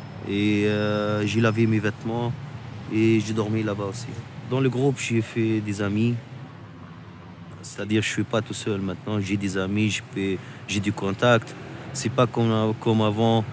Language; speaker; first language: French; non-native, local second language; Arabic